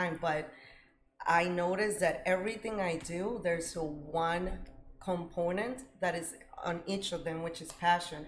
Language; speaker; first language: English; early bilingual, other home language; Spanish